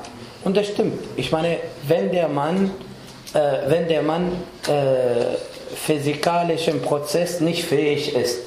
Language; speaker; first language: German; non-native, fluent; Arabic